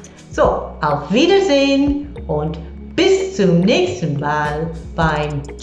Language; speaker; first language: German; non-native, fluent; English